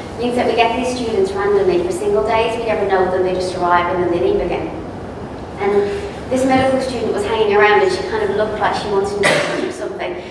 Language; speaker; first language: English; native; English